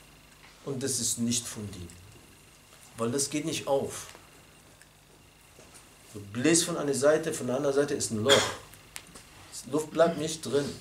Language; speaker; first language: German; non-native, fluent; Arabic